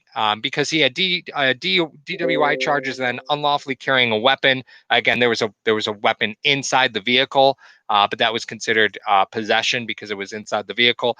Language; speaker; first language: English; native; English